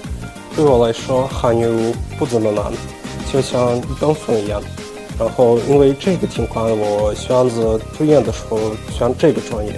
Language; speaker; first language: Chinese; non-native, fluent; Russian